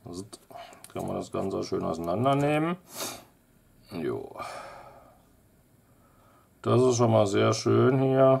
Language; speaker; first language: German; native; German